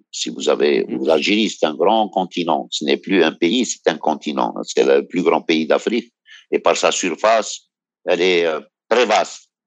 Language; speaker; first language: French; non-native, local second language; Arabic